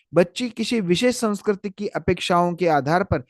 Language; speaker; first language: Hindi; non-native, local second language; Marathi